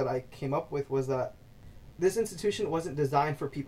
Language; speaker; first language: English; early bilingual, other home language; Spanish